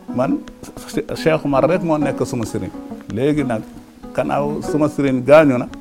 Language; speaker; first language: Wolof; non-native, local second language; Fula